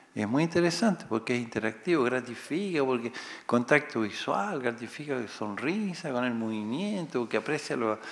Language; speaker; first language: Spanish; native; Spanish